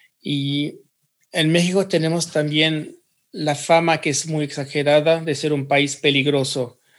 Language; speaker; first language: Spanish; early bilingual, heritage; Spanish